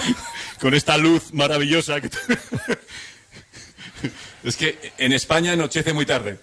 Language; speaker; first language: Spanish; native; Spanish